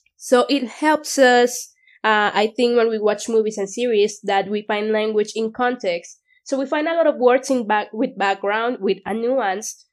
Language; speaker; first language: English; non-native, fluent; Spanish